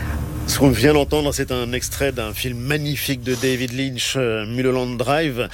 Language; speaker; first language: French; native; French